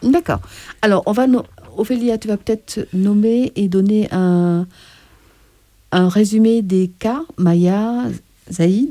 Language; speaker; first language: French; native; French